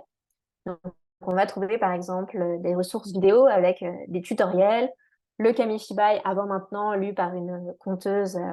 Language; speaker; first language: French; native; French